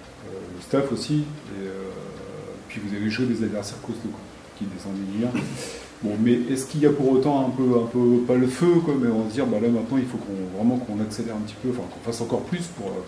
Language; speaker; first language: French; native; French